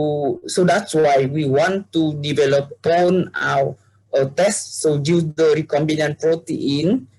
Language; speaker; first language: English; non-native, learner; Vietnamese